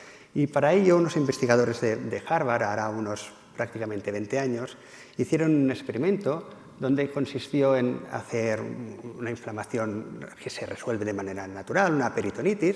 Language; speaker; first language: Spanish; native; Spanish